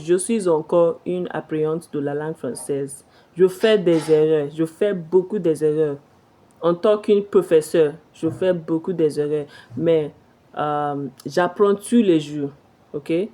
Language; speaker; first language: French; non-native, fluent; Igbo